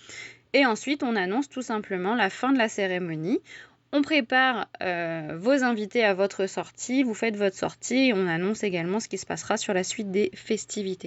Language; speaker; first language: French; native; French